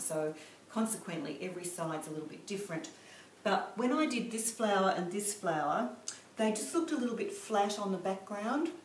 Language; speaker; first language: English; native; English